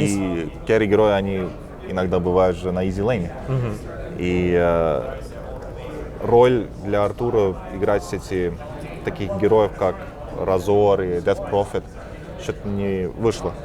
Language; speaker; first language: Russian; early bilingual, heritage; Russian